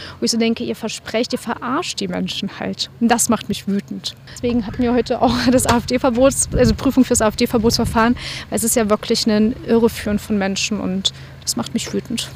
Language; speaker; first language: German; native; German